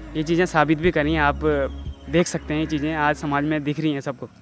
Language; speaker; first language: Hindi; native; Hindi